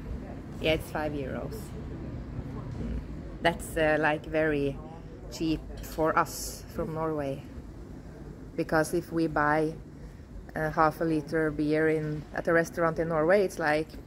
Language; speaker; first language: English; non-native, fluent; Norwegian